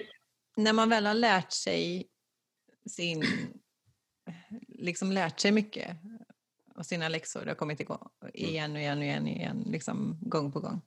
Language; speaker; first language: Swedish; non-native, fluent; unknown